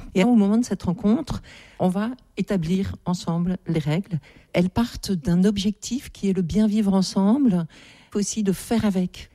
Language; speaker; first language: French; native; French